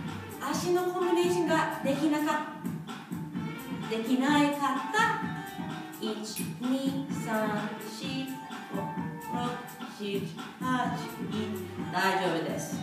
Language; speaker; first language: Japanese; non-native, learner; English